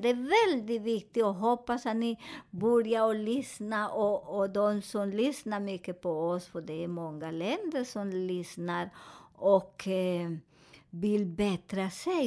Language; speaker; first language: Swedish; non-native, fluent; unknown